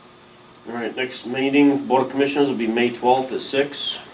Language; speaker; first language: English; native; English